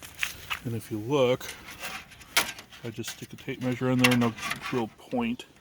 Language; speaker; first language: English; native; English